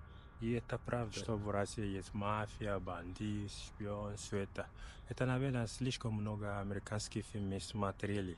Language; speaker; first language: Russian; non-native, learner; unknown